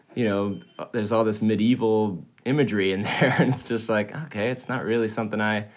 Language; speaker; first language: English; early bilingual, other home language; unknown